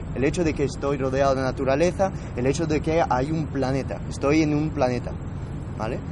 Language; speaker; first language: Spanish; non-native, fluent; French